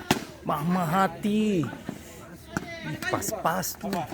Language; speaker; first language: Indonesian; native; Indonesian